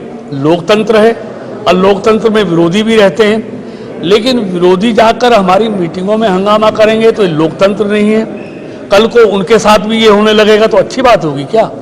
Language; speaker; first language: Hindi; native; Hindi